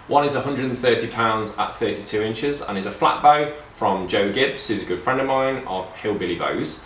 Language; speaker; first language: English; native; English